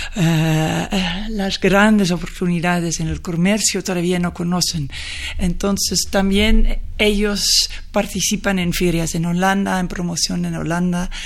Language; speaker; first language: Spanish; non-native, fluent; Dutch